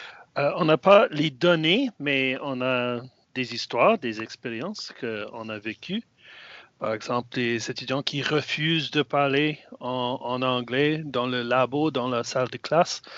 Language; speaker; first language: French; non-native, fluent; English